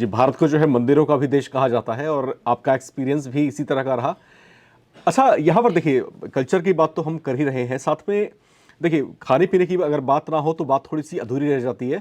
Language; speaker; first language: Hindi; native; Hindi